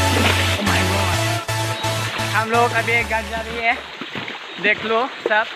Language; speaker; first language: Hindi; non-native, local second language; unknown